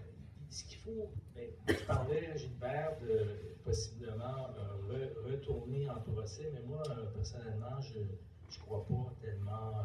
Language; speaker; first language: French; native; French